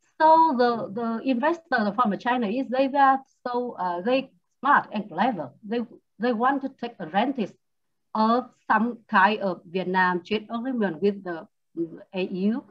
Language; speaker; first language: English; non-native, learner; Vietnamese